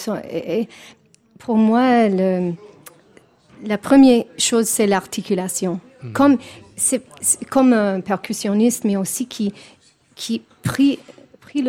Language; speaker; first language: French; non-native, fluent; English